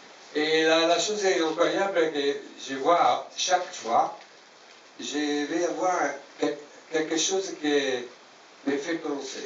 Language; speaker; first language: French; non-native, learner; Italian